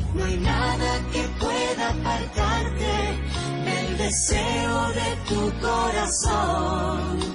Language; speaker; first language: Spanish; native; Spanish